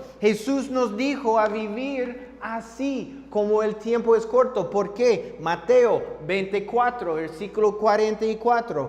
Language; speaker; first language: Spanish; non-native, fluent; English